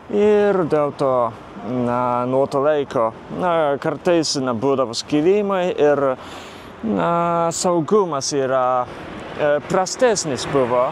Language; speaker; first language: Lithuanian; non-native, fluent; Japanese